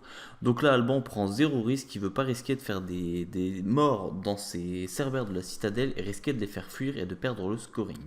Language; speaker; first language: French; native; French